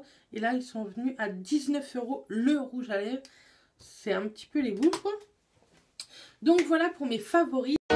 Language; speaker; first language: French; native; French